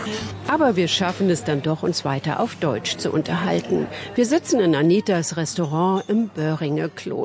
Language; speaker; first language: German; native; German